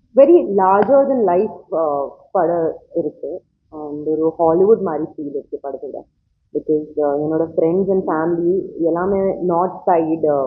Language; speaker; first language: Tamil; non-native, learner; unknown